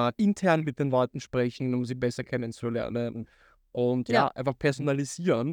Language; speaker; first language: German; native; German